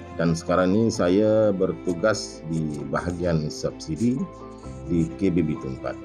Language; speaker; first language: Malay; native; Malay